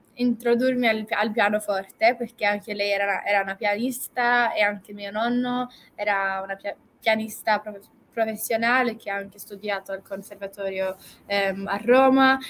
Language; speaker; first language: Italian; non-native, fluent; English